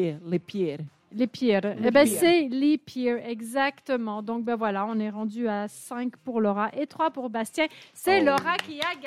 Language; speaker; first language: French; native; French